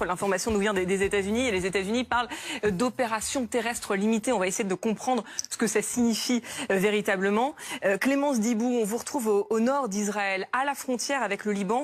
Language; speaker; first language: French; native; French